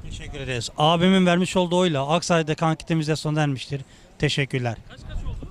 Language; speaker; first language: Turkish; native; Turkish